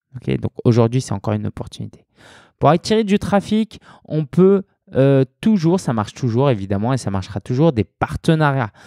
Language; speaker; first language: French; native; French